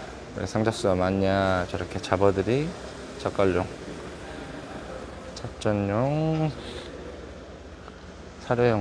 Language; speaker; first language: Korean; native; Korean